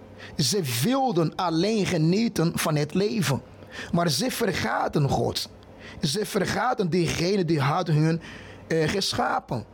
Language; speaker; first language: Dutch; non-native, fluent; Portuguese